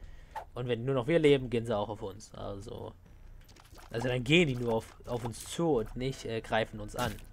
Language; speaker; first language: German; native; German